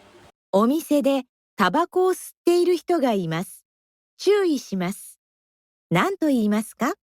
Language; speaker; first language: Japanese; non-native, learner; Indonesian